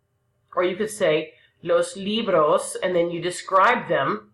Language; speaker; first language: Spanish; non-native, fluent; English